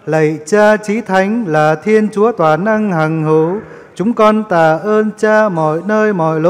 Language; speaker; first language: Vietnamese; native; Vietnamese